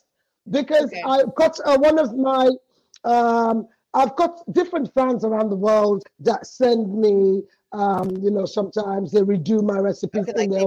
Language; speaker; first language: English; non-native, local second language; Krio